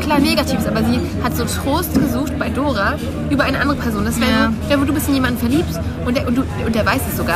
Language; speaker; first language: German; native; German